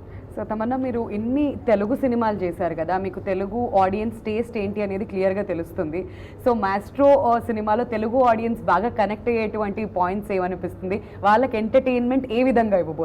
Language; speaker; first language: Telugu; native; Telugu